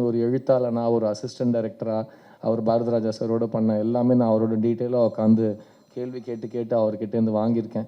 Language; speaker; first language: Tamil; native; Tamil